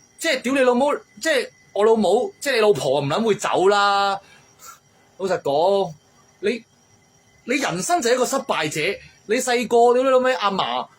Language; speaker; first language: Cantonese; native; Cantonese